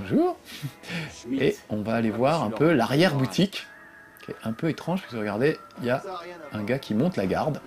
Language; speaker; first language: French; native; French